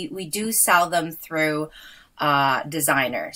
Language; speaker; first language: English; native; English